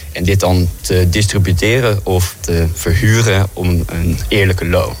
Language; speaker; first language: Dutch; native; Dutch